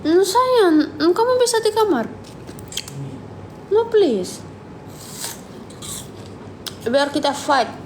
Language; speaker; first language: Indonesian; non-native, fluent; Russian